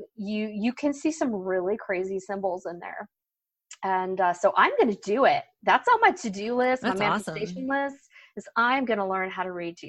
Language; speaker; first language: English; native; English